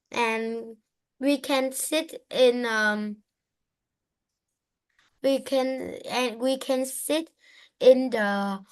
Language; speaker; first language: English; non-native, learner; Vietnamese